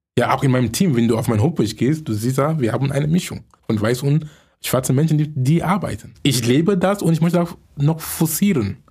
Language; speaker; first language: German; non-native, fluent; English